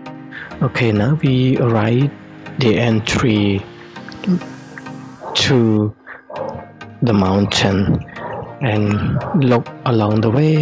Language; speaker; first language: English; non-native, learner; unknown